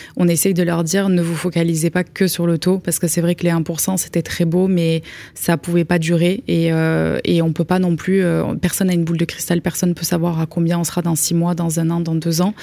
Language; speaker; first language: French; native; French